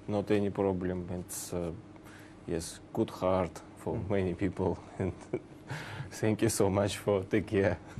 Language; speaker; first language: English; non-native, learner; Russian